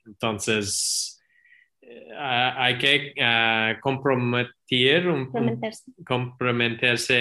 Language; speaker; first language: Spanish; non-native, learner; English